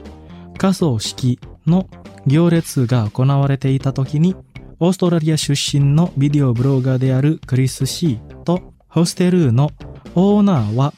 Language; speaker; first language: Japanese; non-native, fluent; Indonesian